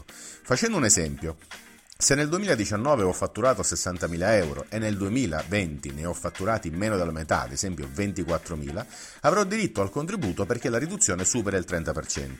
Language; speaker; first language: Italian; native; Italian